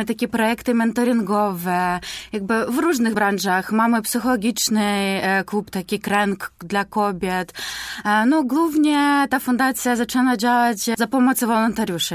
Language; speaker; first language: Polish; non-native, learner; Ukrainian